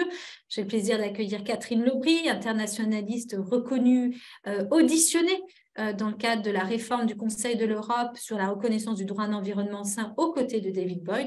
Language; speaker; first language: French; native; French